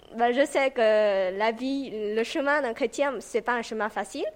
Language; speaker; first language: French; non-native, fluent; Vietnamese